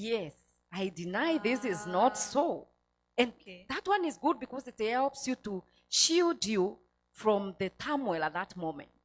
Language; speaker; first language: English; non-native, local second language; Swahili